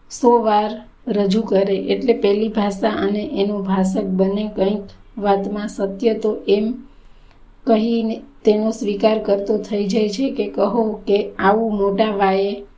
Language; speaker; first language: Gujarati; native; Gujarati